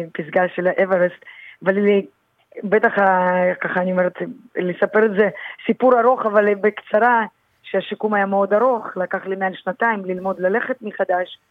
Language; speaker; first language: Hebrew; early bilingual, other home language; Russian